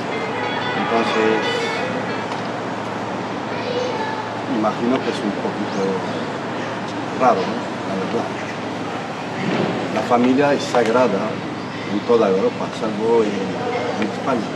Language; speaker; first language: Spanish; non-native, fluent; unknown